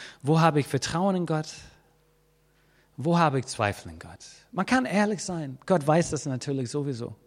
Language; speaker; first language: German; non-native, fluent; English